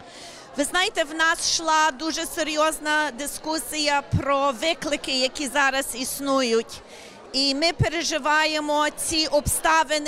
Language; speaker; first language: Ukrainian; early bilingual, heritage; English